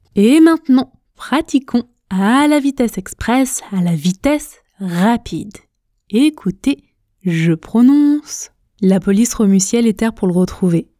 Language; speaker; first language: French; native; French